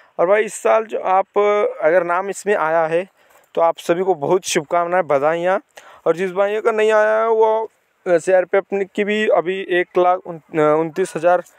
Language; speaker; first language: Hindi; non-native, local second language; Marathi